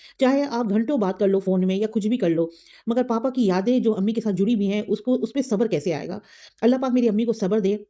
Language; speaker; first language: Urdu; native; Urdu